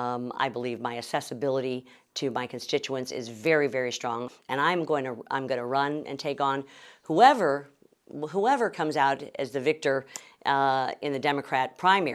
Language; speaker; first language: English; native; English